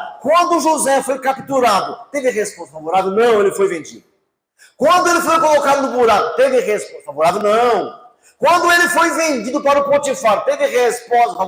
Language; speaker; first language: Portuguese; native; Portuguese